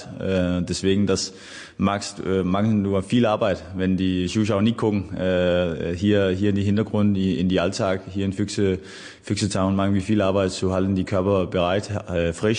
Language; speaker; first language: German; non-native, fluent; Danish